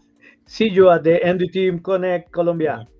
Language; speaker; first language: English; non-native, learner; Spanish